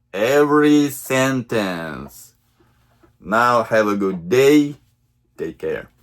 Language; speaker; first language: English; non-native, fluent; Russian